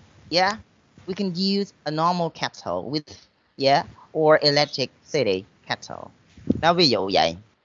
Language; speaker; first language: English; non-native, fluent; Vietnamese